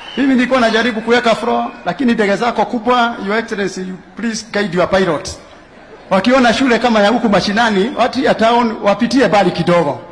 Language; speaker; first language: Swahili; native; Swahili